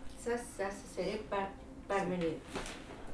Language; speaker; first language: French; non-native, learner; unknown